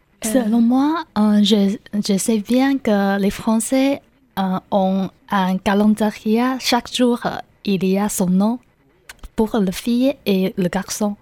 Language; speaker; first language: French; non-native, learner; Chinese